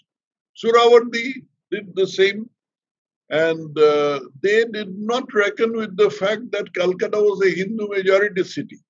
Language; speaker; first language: English; non-native, local second language; Bangla